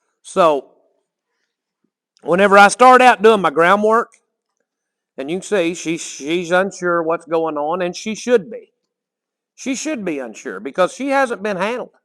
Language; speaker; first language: English; native; English